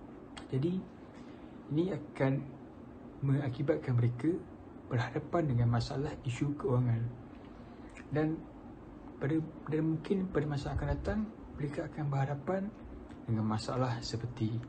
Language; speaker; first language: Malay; native; Malay